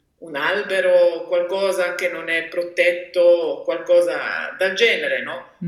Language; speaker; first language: Italian; non-native, local second language; German